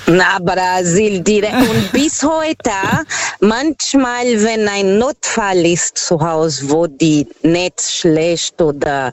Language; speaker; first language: German; non-native, fluent; Portuguese